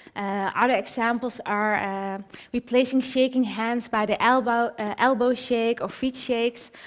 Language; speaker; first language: English; early bilingual, other home language; Dutch